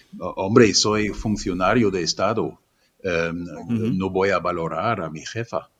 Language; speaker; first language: Spanish; non-native, fluent; German